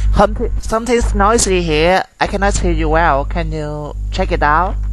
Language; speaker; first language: English; non-native, learner; Vietnamese